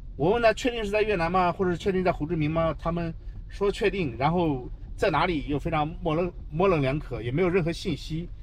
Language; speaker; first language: Chinese; native; Chinese